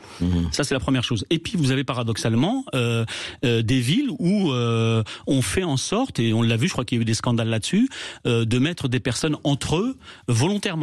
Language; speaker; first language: French; native; French